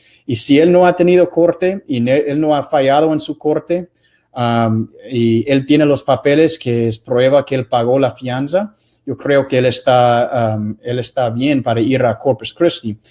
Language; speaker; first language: Spanish; non-native, fluent; English